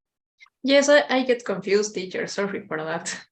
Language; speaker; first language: English; non-native, learner; Spanish